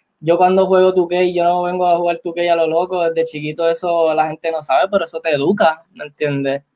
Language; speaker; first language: Spanish; native; Spanish